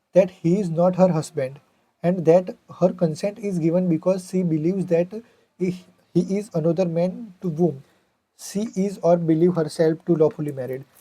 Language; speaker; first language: English; non-native, local second language; Gujarati